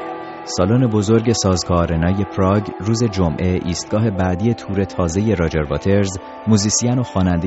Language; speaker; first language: Persian; native; Persian